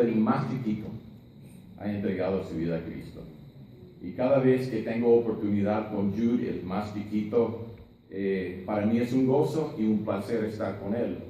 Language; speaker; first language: Spanish; non-native, fluent; English